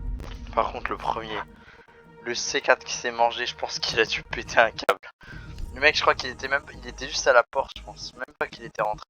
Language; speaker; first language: French; native; French